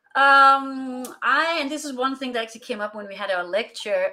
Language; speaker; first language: English; non-native, fluent; Danish